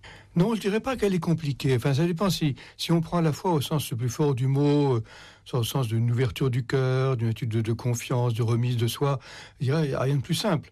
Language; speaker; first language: French; native; French